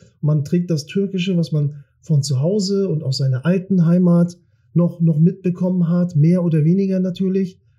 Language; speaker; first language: German; early bilingual, other home language; Turkish